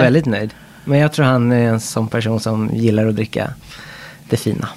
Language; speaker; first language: Swedish; non-native, fluent; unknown